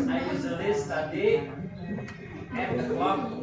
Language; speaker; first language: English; non-native, fluent; Indonesian